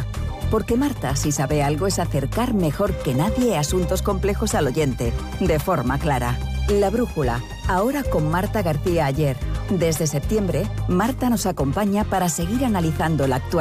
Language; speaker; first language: Spanish; native; Spanish